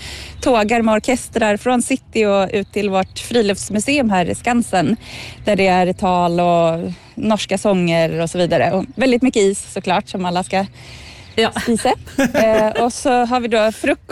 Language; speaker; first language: Swedish; native; Swedish